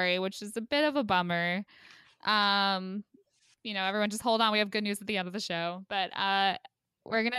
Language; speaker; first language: English; native; English